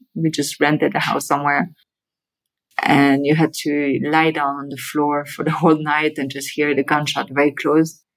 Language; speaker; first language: English; non-native, fluent; French